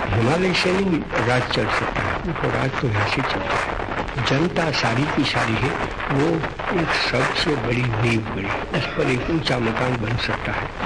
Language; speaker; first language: Hindi; non-native, local second language; Gujarati